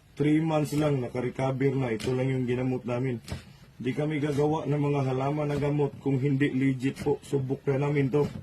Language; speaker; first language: Filipino; non-native, local second language; Cebuano